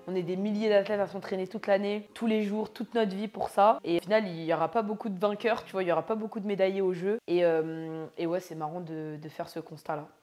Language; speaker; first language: French; native; French